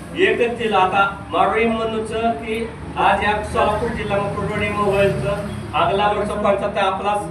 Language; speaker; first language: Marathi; non-native, local second language; Rajasthani